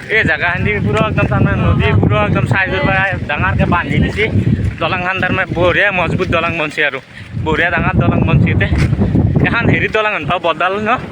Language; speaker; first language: Assamese; non-native, local second language; Bangla